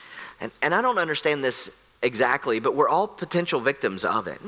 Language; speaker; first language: English; native; English